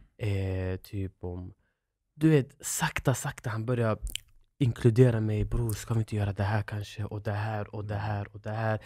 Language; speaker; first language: Swedish; early bilingual, other home language; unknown